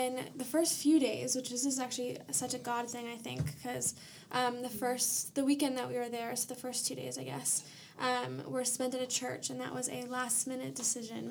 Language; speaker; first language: English; native; English